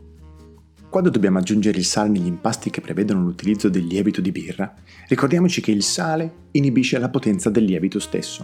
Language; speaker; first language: Italian; native; Italian